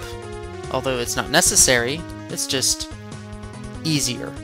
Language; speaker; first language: English; native; English